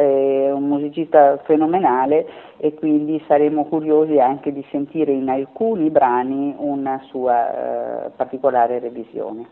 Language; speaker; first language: Italian; native; Italian